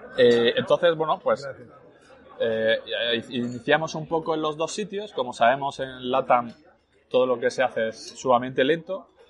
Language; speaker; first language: Spanish; early bilingual, other home language; French